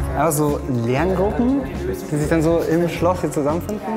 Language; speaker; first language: German; native; German